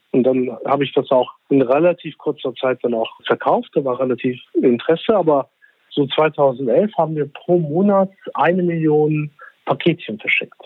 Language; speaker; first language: German; early bilingual, other home language; Turkish